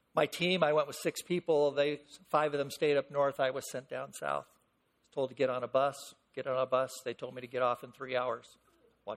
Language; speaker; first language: English; native; English